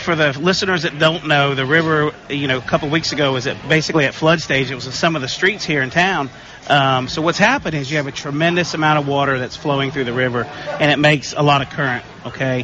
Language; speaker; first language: English; native; English